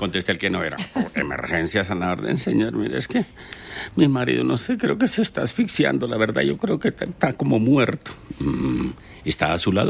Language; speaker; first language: Spanish; native; Spanish